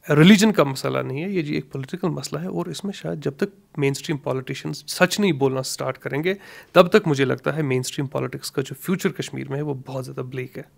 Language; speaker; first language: Urdu; non-native, local second language; Kashmiri